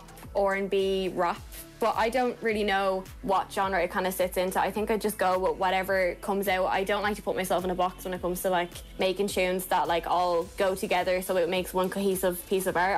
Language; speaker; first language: English; native; English